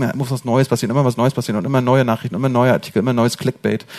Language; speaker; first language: German; native; German